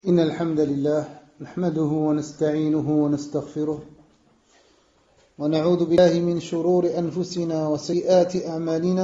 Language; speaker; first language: Arabic; non-native, fluent; French